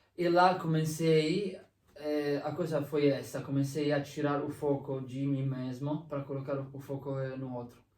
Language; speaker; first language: Portuguese; non-native, fluent; Italian